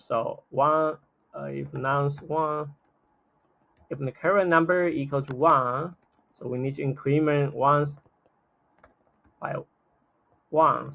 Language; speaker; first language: English; non-native, fluent; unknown